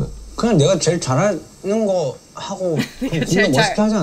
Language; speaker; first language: Korean; native; Korean